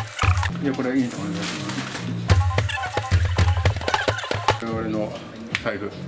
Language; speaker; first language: Japanese; native; Japanese